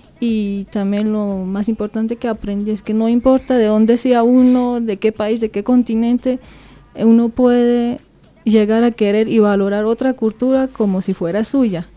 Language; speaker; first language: Spanish; non-native, fluent; Georgian